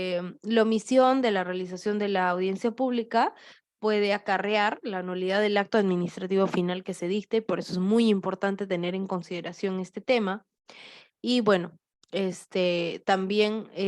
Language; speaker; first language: Spanish; native; Spanish